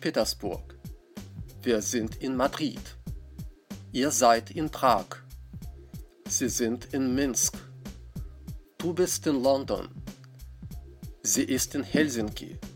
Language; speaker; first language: German; non-native, fluent; Russian